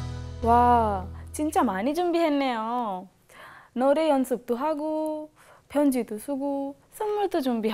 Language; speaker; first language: Korean; non-native, fluent; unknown